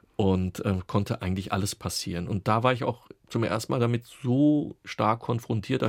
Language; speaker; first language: German; native; German